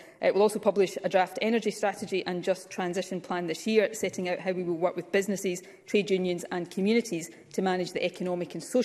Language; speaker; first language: English; native; English